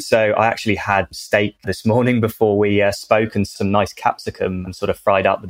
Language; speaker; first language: English; native; English